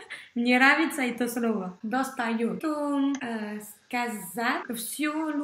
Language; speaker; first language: Russian; non-native, learner; French